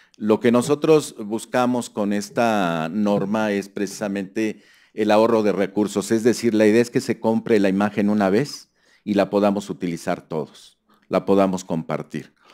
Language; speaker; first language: Spanish; native; Spanish